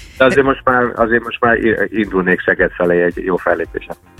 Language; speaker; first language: Hungarian; non-native, fluent; English